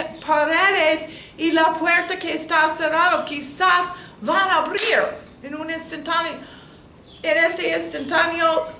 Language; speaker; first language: Spanish; non-native, learner; English